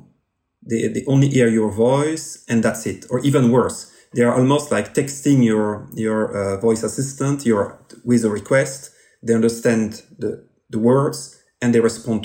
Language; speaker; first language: English; non-native, fluent; French